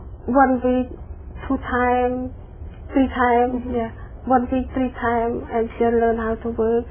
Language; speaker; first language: English; non-native, learner; Khmer